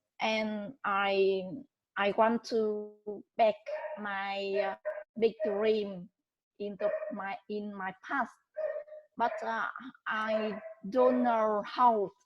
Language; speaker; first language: English; non-native, learner; Vietnamese